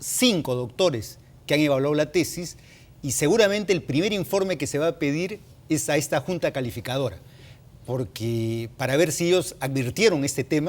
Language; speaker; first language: Spanish; native; Spanish